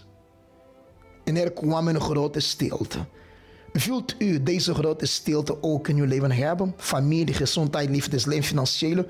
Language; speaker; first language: Dutch; non-native, fluent; Portuguese